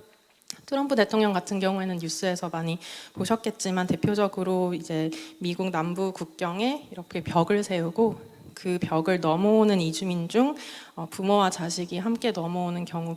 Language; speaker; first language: Korean; native; Korean